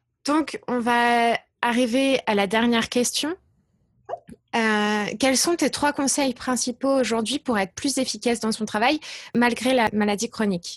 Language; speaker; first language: French; native; French